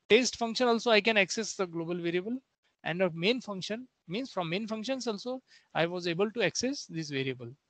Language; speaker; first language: English; non-native, local second language; Marathi